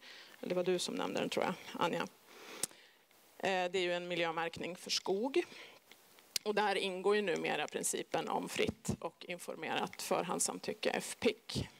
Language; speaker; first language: Swedish; native; Swedish